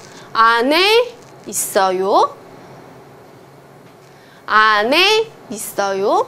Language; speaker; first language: Korean; non-native, fluent; Chinese